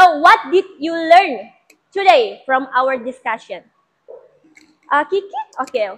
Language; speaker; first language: English; non-native, fluent; Indonesian